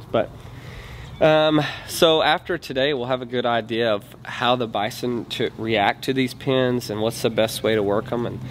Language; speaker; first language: English; native; English